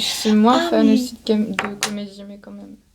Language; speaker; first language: French; native; French